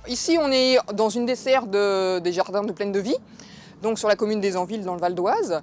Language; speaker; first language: French; native; French